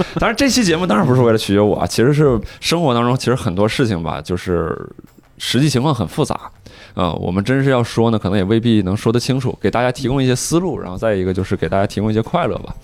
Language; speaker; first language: Chinese; native; Chinese